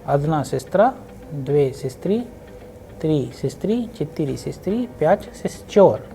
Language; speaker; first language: Russian; non-native, fluent; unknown